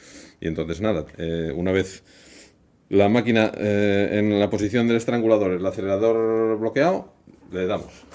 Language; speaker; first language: Spanish; native; Spanish